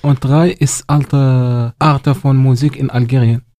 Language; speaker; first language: German; non-native, learner; Arabic